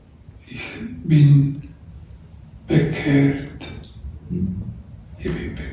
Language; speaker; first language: German; non-native, learner; Croatian